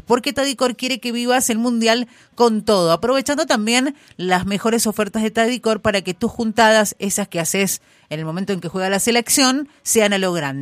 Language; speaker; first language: Spanish; native; Spanish